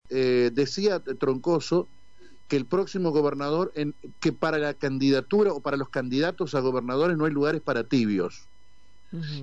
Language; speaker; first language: Spanish; native; Spanish